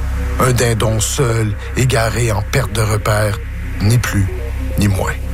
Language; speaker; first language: French; native; French